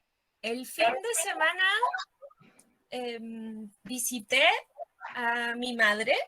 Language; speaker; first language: Spanish; non-native, fluent; English